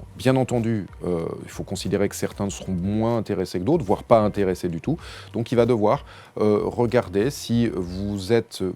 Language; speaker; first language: French; native; French